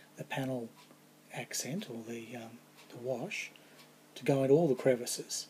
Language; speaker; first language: English; native; English